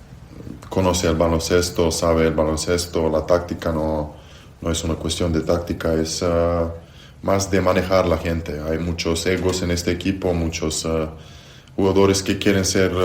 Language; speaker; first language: Spanish; non-native, fluent; Serbian